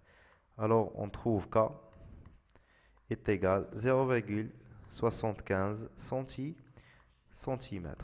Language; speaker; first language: French; non-native, local second language; Arabic